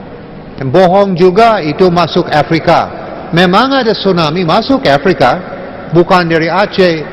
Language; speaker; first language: Indonesian; non-native, learner; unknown